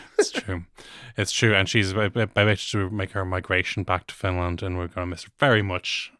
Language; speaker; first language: English; native; English